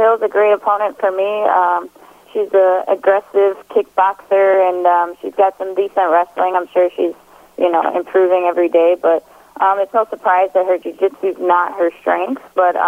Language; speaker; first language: English; native; English